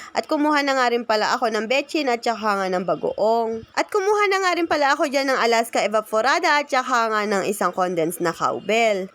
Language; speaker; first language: Filipino; native; Filipino